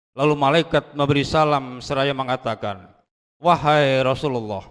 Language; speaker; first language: Indonesian; native; Indonesian